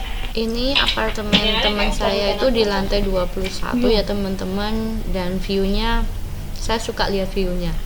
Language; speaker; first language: Indonesian; non-native, local second language; Javanese